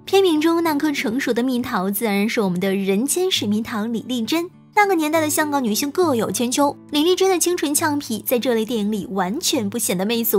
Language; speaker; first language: Chinese; native; Chinese